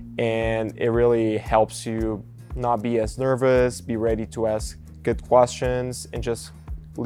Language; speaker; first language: English; non-native, fluent; Portuguese